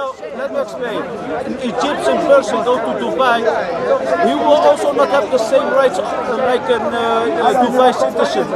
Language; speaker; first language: English; non-native, fluent; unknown